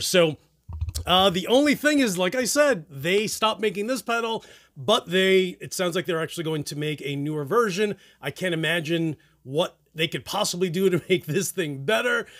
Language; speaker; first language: English; early bilingual, other home language; Spanish